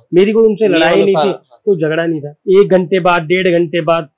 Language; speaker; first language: Hindi; native; Hindi